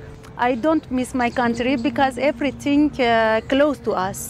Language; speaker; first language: English; non-native, learner; Persian